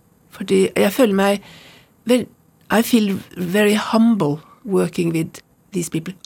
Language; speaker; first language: English; non-native, fluent; Norwegian